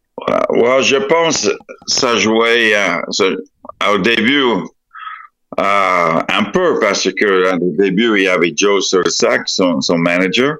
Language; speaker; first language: French; non-native, fluent; English